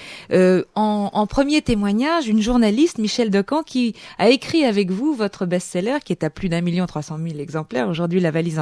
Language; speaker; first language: French; native; French